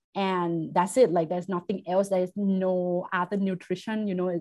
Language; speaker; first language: English; non-native, fluent; Thai